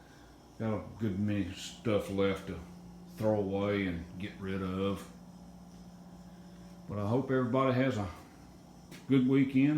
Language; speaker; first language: English; native; English